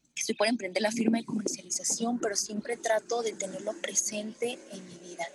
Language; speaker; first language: Spanish; native; Spanish